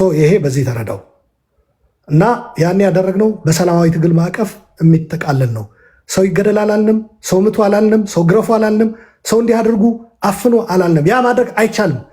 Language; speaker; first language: Amharic; non-native, local second language; Tigrinya